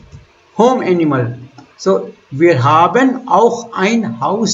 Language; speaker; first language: German; non-native, fluent; Hindi